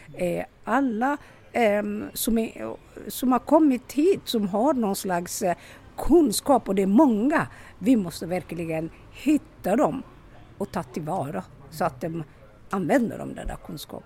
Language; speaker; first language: Swedish; non-native, local second language; Somali